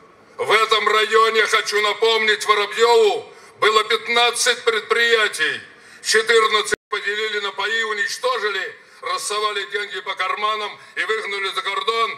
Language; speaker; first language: Russian; native; Russian